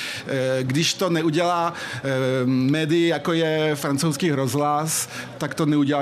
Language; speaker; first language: Czech; early bilingual, heritage; French